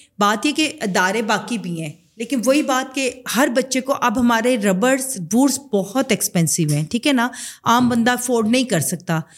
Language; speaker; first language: Urdu; native; Urdu